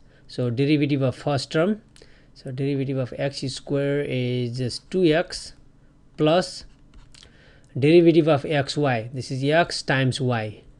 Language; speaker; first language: English; non-native, fluent; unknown